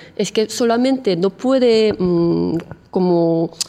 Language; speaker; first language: Spanish; non-native, fluent; Korean